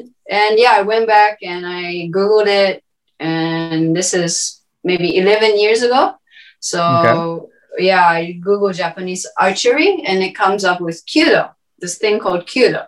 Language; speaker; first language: English; native; English